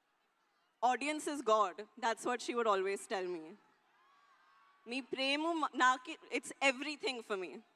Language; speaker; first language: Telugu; non-native, learner; Hindi